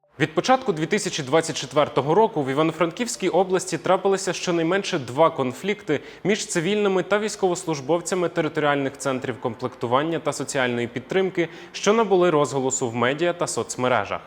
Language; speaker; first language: Ukrainian; native; Ukrainian